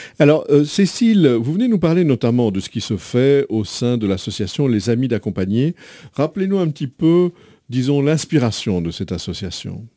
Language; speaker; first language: French; native; French